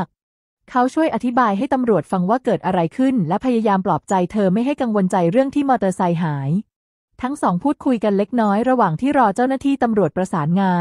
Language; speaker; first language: Thai; native; Thai